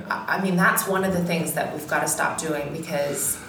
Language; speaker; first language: English; native; English